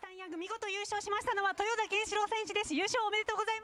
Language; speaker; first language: Japanese; native; Japanese